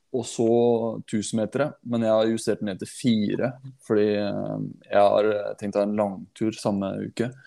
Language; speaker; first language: Norwegian; native; Norwegian